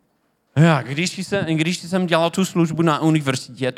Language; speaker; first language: Czech; non-native, fluent; English